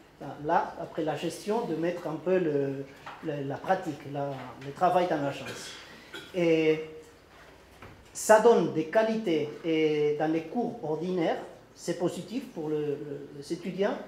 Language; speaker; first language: French; non-native, learner; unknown